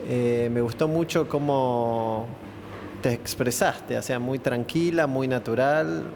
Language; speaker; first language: Spanish; native; Spanish